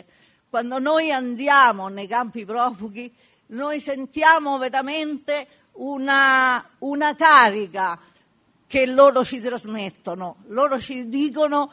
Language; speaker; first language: Italian; native; Italian